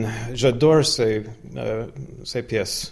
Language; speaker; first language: French; non-native, learner; English